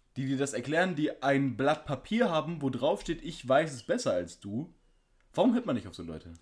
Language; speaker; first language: German; native; German